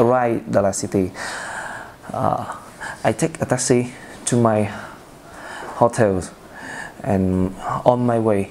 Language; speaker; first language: English; non-native, learner; Vietnamese